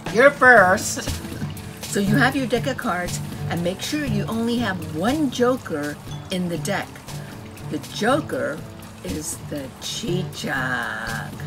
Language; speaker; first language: English; native; English